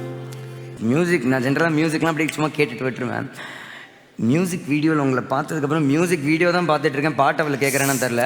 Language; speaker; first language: Tamil; native; Tamil